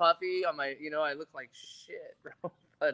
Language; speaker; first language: English; native; English